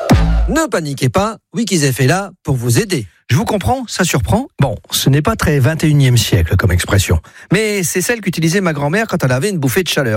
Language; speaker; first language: French; native; French